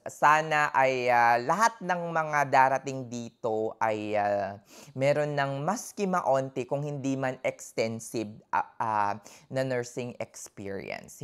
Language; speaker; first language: Filipino; native; Filipino